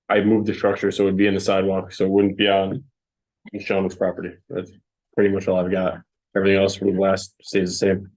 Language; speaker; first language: English; native; English